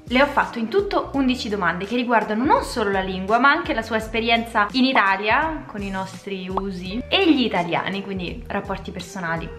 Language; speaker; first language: Italian; native; Italian